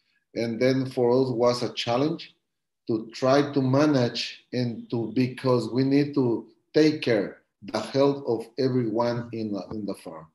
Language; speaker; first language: English; non-native, learner; Spanish